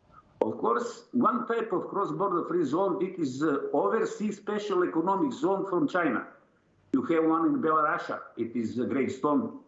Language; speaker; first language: English; non-native, learner; Serbian